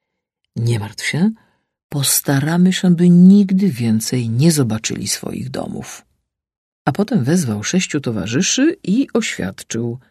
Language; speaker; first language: Polish; native; Polish